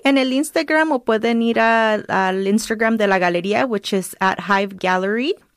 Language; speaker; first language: Spanish; early bilingual, heritage; Spanish